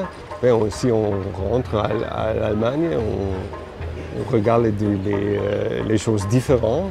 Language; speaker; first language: French; non-native, fluent; German